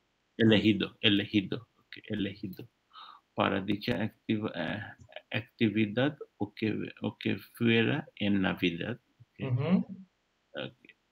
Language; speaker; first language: Spanish; non-native, learner; English